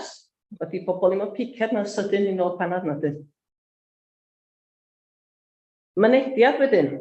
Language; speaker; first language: Welsh; native; Welsh